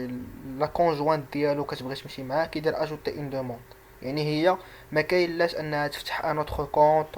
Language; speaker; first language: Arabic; native; Arabic